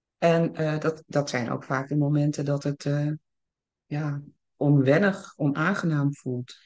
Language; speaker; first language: Dutch; early bilingual, other home language; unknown